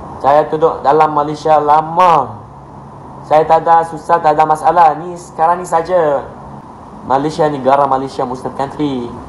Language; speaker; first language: Malay; non-native, learner; Arabic